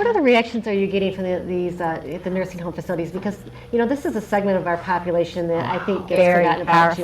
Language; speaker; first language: English; native; English